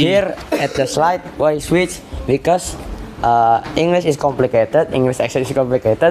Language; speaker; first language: English; non-native, learner; Indonesian